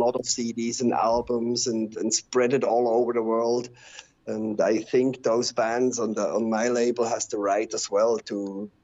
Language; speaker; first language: English; non-native, fluent; Swiss German